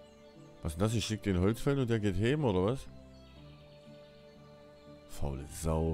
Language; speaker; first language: German; native; German